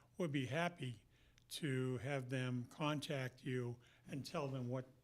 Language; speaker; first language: English; native; English